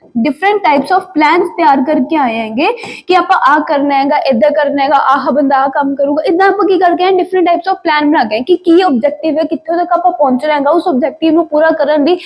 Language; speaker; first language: Hindi; non-native, local second language; Punjabi